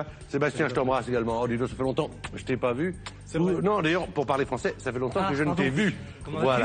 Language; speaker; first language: French; native; French